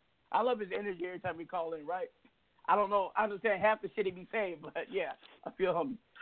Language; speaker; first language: English; native; English